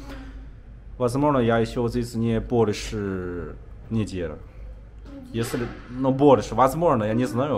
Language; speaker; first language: Russian; non-native, learner; Chinese